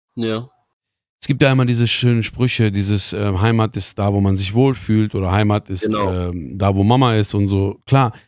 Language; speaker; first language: German; early bilingual, other home language; Persian